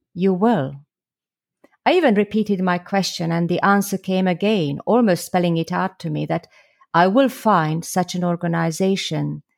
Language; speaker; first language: English; non-native, fluent; Slovak